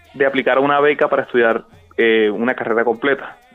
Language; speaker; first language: Spanish; native; Spanish